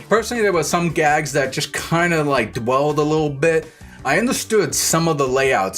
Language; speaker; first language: English; native; English